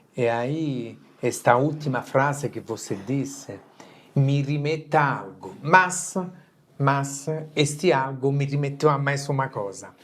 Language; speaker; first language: Portuguese; non-native, fluent; Italian